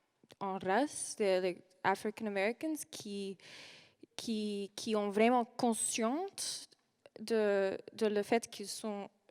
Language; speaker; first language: French; non-native, learner; English